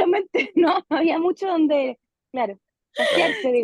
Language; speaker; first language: Spanish; native; Spanish